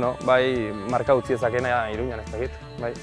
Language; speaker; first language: Basque; native; Basque